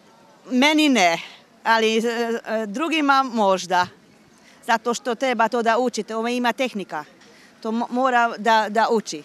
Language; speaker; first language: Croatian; non-native, local second language; Hungarian